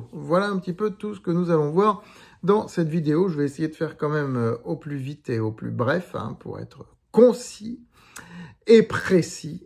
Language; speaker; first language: French; native; French